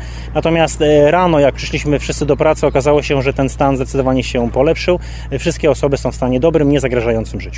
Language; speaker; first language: Polish; native; Polish